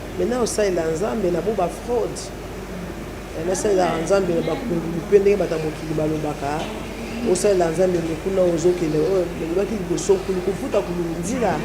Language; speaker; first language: Lingala; native; Lingala